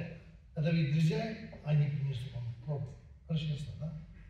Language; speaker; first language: Russian; non-native, learner; Tibetan